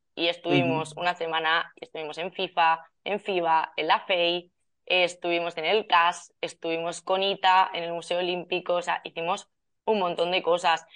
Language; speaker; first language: Spanish; native; Spanish